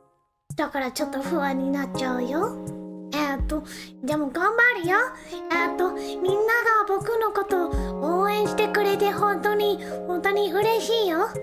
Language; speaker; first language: Japanese; non-native, learner; English